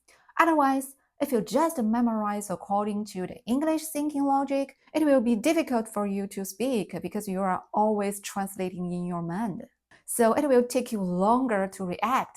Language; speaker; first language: English; non-native, fluent; Chinese